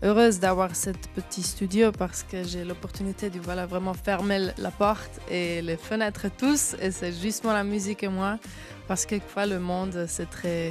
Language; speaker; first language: French; non-native, local second language; German